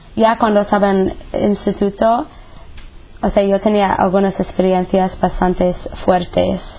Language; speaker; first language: Spanish; non-native, fluent; English